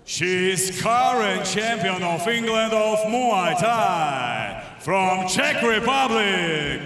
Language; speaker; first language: English; non-native, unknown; Ukrainian